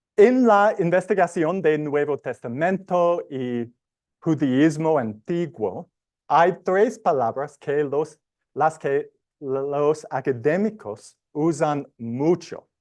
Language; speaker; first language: Spanish; non-native, learner; English